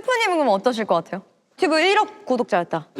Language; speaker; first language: Korean; native; Korean